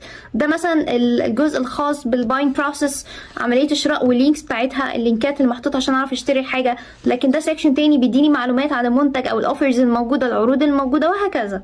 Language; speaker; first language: Arabic; native; Arabic